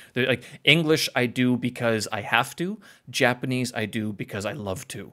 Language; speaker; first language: English; native; English